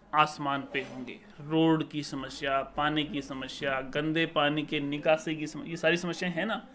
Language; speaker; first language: Hindi; native; Hindi